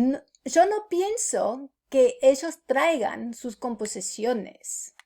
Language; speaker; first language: Spanish; non-native, fluent; English